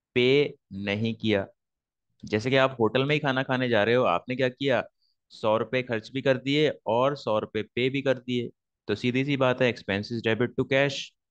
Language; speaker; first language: Hindi; native; Hindi